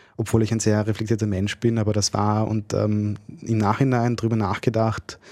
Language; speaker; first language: German; early bilingual, other home language; Bosnian